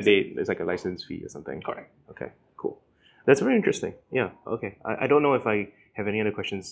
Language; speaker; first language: English; native; English